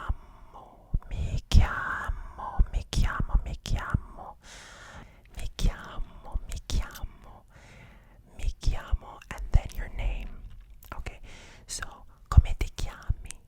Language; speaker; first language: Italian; non-native, learner; English